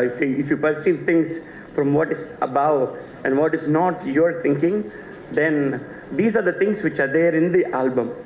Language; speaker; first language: English; non-native, local second language; Tamil